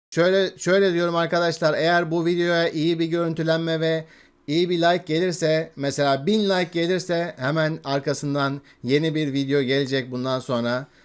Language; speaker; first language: Turkish; native; Turkish